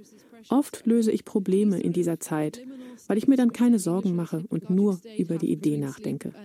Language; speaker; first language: German; native; German